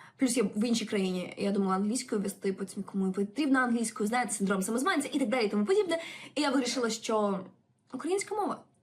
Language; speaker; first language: Ukrainian; non-native, local second language; Russian